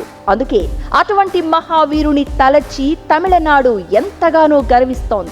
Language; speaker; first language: Telugu; native; Telugu